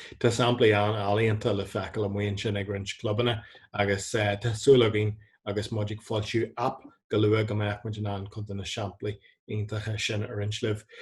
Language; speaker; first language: Irish; non-native, local second language; English